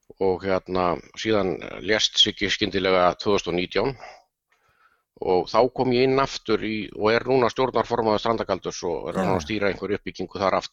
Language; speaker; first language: Icelandic; native; Icelandic